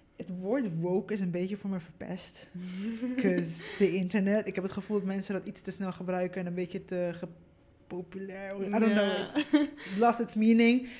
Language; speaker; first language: Dutch; early bilingual, other home language; Spanish